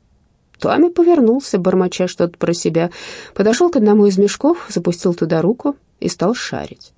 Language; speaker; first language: Russian; native; Russian